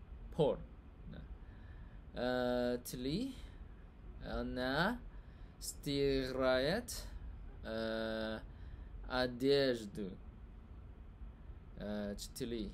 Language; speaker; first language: Russian; non-native, learner; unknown